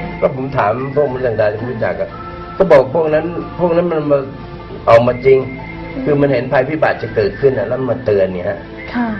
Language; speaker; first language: Thai; native; Thai